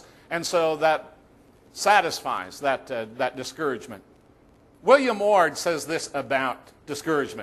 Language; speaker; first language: English; native; English